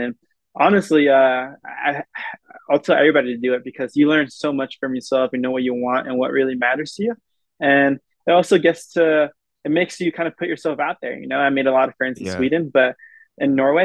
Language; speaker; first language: English; native; English